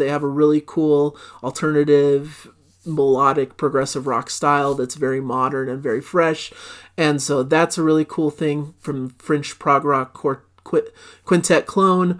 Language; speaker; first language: English; native; English